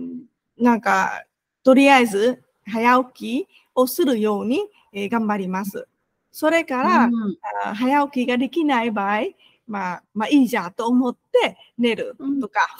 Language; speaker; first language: Japanese; non-native, fluent; Vietnamese